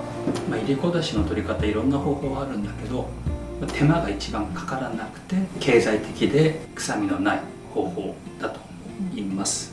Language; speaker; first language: Japanese; native; Japanese